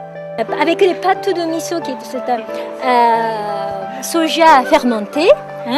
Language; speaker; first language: French; non-native, fluent; Japanese